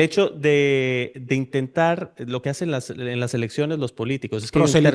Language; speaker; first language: Spanish; native; Spanish